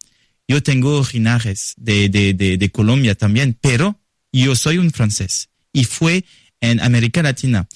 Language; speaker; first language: Spanish; non-native, learner; French